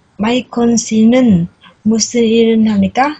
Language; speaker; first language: Korean; non-native, learner; Vietnamese